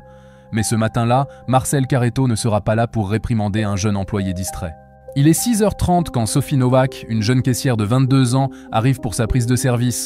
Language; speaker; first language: French; native; French